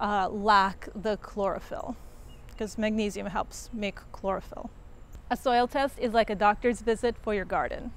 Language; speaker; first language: English; native; English